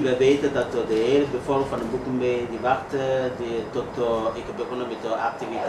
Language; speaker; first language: Dutch; non-native, learner; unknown